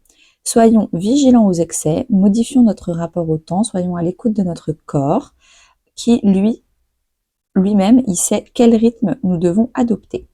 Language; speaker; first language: French; native; French